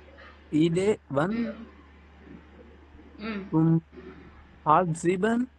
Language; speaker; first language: German; non-native, learner; Tamil